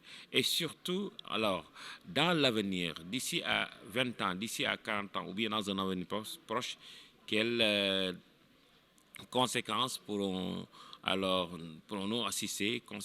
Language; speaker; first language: French; non-native, local second language; Wolof